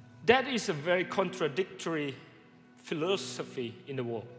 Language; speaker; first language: English; non-native, fluent; Indonesian